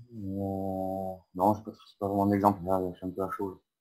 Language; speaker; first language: French; native; French